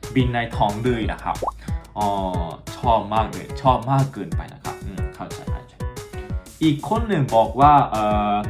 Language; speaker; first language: Thai; non-native, fluent; Japanese